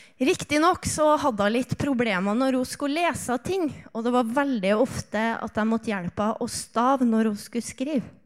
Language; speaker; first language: Norwegian; native; Norwegian